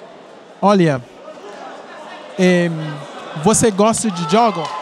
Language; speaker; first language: Portuguese; non-native, learner; English